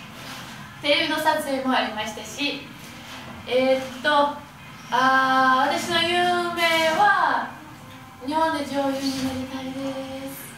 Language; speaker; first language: Japanese; non-native, learner; Russian